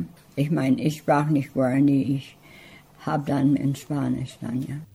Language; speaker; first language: German; early bilingual, heritage; English